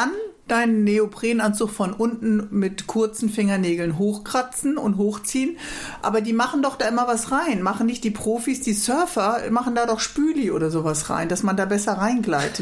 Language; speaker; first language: German; native; German